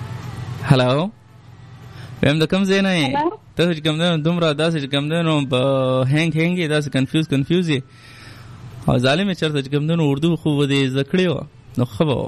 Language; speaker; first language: Hindi; non-native, local second language; Pashto